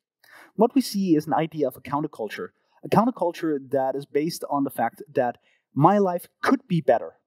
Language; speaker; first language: English; non-native, fluent; Danish